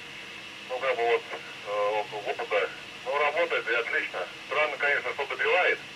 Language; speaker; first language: Russian; native; Russian